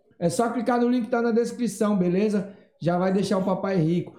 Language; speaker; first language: Portuguese; native; Portuguese